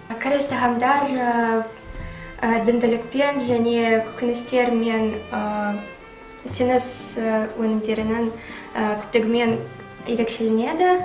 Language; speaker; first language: Kazakh; non-native, local second language; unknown